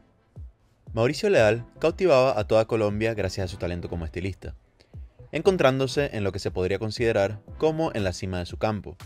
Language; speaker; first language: Spanish; native; Spanish